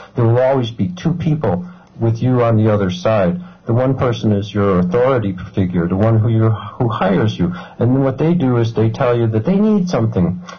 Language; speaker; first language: English; native; English